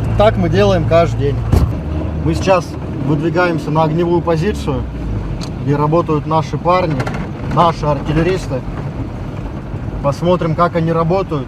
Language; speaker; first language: Russian; native; Russian